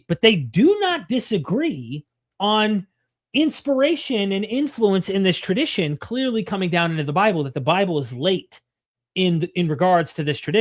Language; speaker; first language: English; native; English